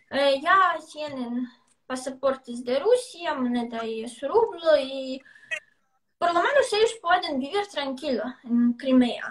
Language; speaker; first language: Spanish; non-native, fluent; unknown